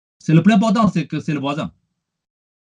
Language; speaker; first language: French; non-native, fluent; Chinese